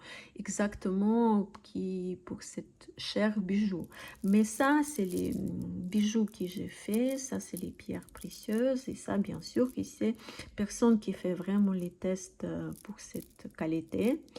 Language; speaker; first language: French; non-native, learner; Russian